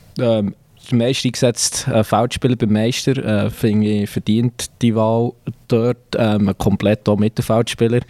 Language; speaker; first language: German; native; German